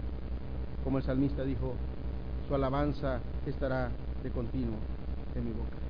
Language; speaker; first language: Spanish; native; Spanish